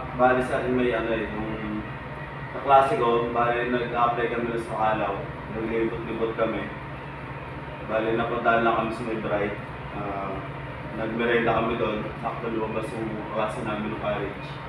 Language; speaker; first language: Filipino; native; Filipino